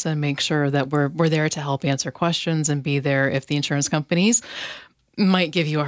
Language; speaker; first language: English; native; English